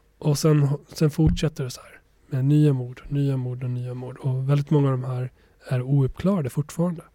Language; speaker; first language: Swedish; early bilingual, other home language; Albanian